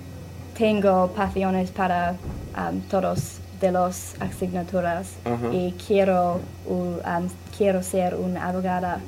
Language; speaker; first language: Spanish; non-native, learner; English